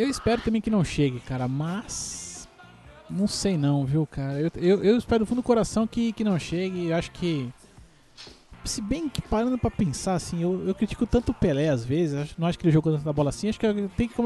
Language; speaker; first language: Portuguese; native; Portuguese